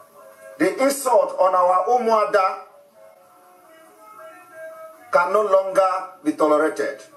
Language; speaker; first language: English; non-native, local second language; Igbo